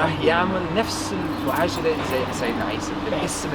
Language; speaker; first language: Arabic; non-native, learner; English